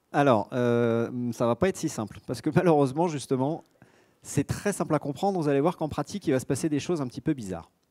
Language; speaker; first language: French; native; French